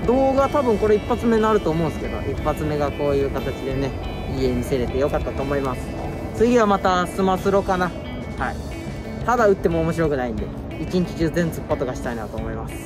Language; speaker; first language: Japanese; native; Japanese